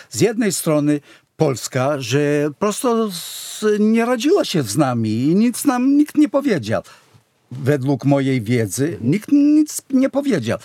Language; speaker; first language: Polish; non-native, fluent; Hebrew